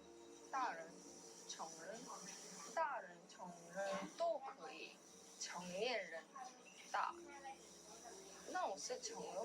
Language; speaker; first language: Chinese; non-native, learner; Korean